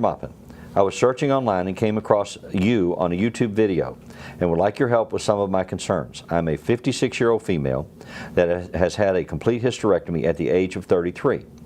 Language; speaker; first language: English; native; English